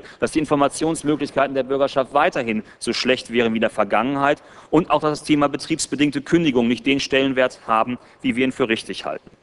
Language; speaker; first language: German; native; German